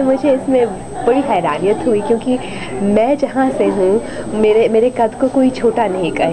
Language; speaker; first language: Hindi; native; Hindi